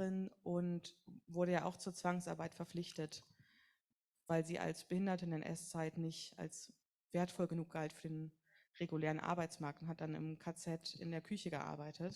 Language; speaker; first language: German; native; German